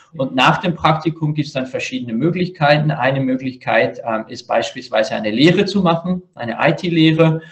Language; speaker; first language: German; native; German